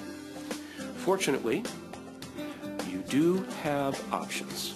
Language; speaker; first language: English; native; English